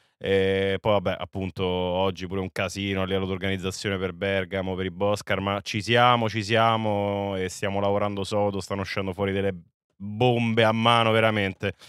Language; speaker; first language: Italian; native; Italian